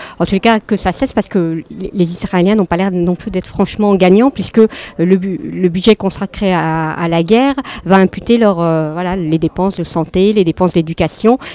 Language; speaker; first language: French; native; French